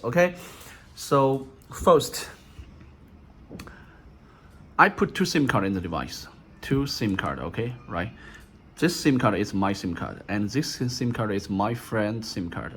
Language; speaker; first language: English; non-native, learner; Chinese